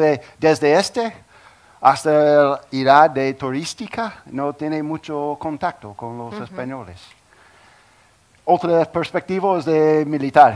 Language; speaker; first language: Spanish; non-native, learner; English